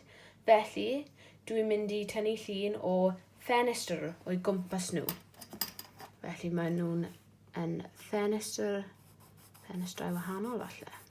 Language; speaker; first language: Welsh; non-native, local second language; English